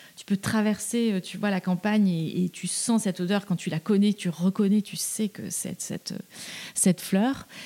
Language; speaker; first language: French; native; French